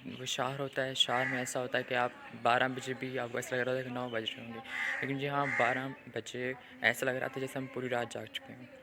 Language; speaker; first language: Urdu; non-native, local second language; Saraiki